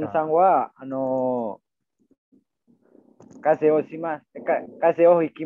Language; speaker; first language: Japanese; non-native, learner; Indonesian